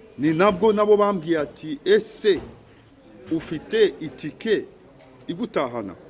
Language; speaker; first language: Kinyarwanda; early bilingual, heritage; Kinyarwanda